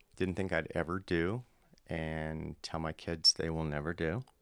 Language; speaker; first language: English; native; English